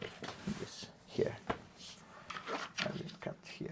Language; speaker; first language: English; non-native, learner; Italian